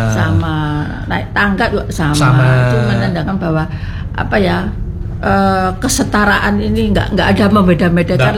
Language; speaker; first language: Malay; non-native, local second language; Javanese